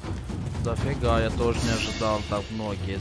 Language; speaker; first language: Russian; non-native, local second language; Romanian